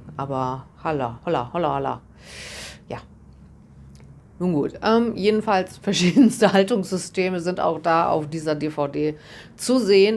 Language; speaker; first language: German; native; German